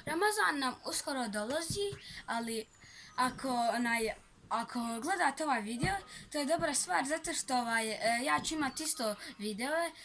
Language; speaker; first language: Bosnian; early bilingual, heritage; Bosnian